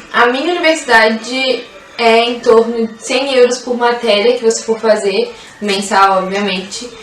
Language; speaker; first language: Portuguese; native; Portuguese